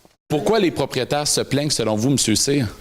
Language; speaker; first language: French; native; French